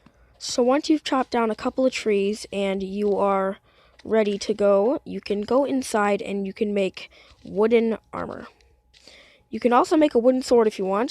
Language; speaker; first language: English; native; English